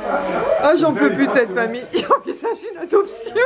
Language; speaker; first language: French; native; French